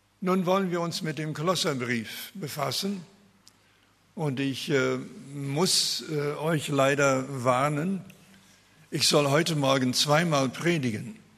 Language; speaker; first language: German; early bilingual, heritage; German